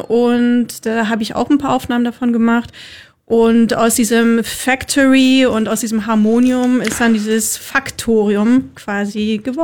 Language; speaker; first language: German; native; German